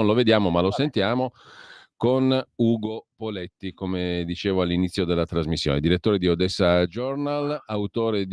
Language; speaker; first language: Italian; native; Italian